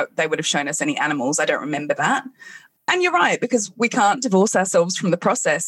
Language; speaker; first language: English; native; English